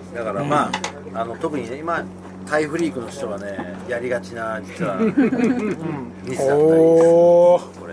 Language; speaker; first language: Japanese; native; Japanese